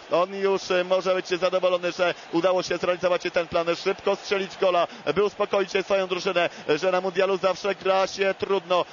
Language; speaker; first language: Polish; native; Polish